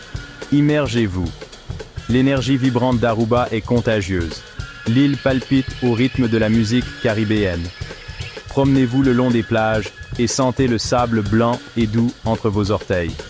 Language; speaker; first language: French; native; French